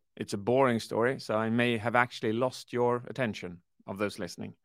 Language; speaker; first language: English; early bilingual, other home language; Swedish